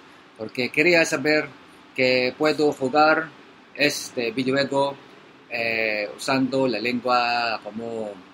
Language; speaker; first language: Spanish; non-native, learner; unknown